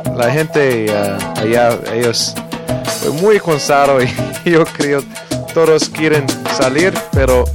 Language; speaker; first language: Spanish; non-native, learner; English